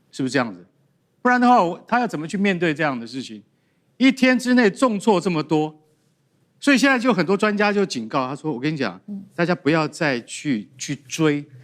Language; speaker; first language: Chinese; native; Chinese